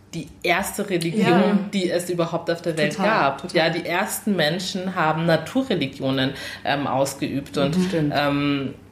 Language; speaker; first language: German; native; German